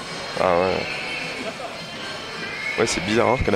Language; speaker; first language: French; native; French